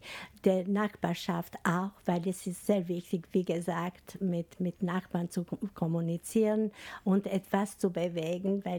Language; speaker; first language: German; non-native, learner; Albanian